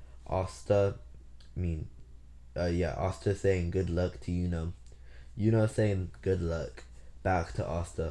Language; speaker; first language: English; native; English